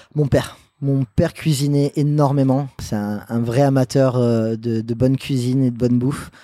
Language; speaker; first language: French; non-native, fluent; English